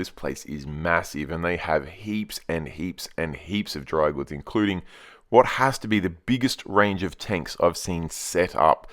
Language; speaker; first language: English; native; English